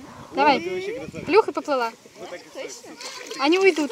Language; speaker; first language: Russian; native; Russian